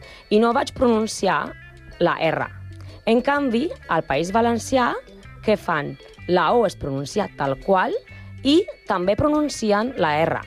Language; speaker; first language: Catalan; non-native, learner; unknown